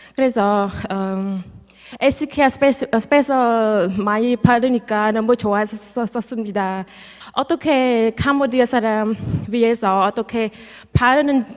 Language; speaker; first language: Korean; non-native, learner; Khmer